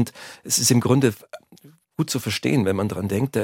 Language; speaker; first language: German; native; German